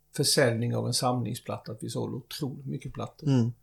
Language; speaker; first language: Swedish; native; Swedish